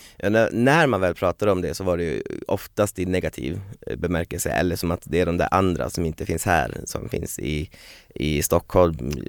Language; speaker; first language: Swedish; native; Swedish